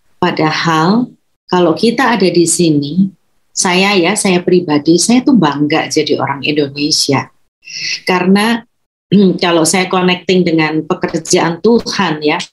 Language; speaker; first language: Indonesian; native; Indonesian